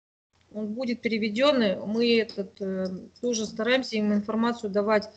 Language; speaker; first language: Russian; native; Russian